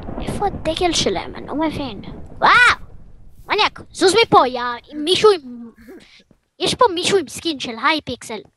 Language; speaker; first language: Hebrew; native; Hebrew